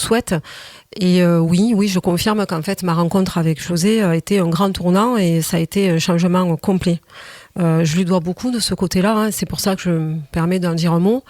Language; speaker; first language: French; native; French